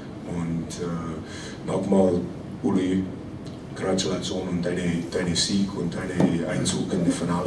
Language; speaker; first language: German; non-native, fluent; English